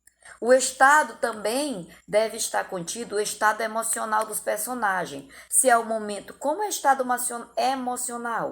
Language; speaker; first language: Portuguese; native; Portuguese